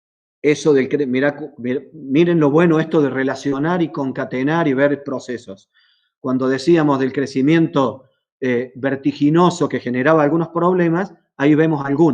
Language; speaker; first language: Spanish; native; Spanish